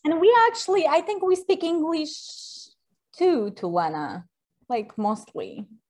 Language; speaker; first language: English; non-native, fluent; Polish